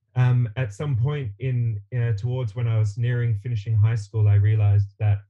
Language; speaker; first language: English; native; English